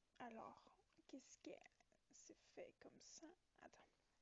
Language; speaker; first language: French; non-native, learner; Italian